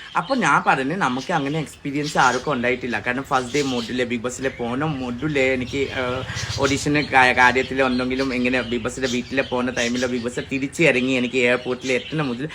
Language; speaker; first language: Malayalam; non-native, fluent; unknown